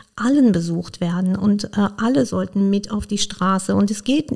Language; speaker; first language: German; non-native, fluent; Persian